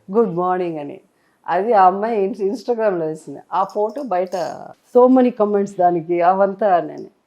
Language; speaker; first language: Telugu; native; Telugu